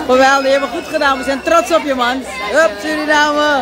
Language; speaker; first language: Dutch; native; Dutch